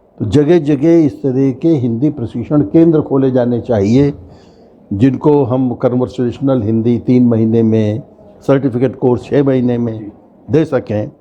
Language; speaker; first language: Hindi; native; Hindi